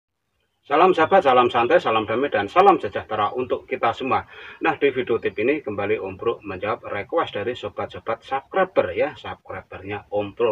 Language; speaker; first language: Indonesian; native; Indonesian